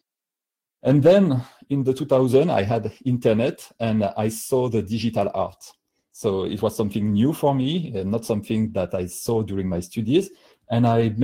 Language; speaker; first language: English; non-native, fluent; French